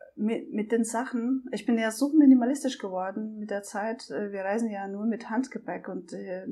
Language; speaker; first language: German; non-native, fluent; Russian